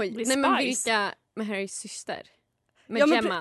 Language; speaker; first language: Swedish; native; Swedish